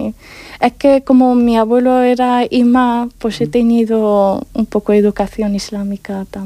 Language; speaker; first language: Spanish; non-native, fluent; Arabic